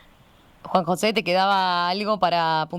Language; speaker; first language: Spanish; native; Spanish